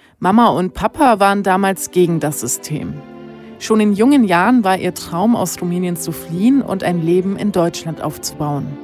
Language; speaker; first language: German; early bilingual, other home language; Romanian